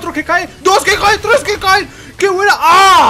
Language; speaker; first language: Spanish; native; Spanish